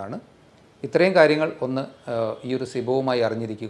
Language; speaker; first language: Malayalam; native; Malayalam